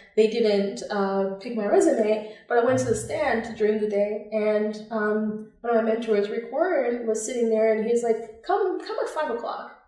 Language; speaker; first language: English; non-native, local second language; Bemba